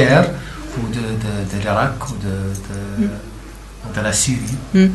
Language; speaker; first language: French; non-native, local second language; Arabic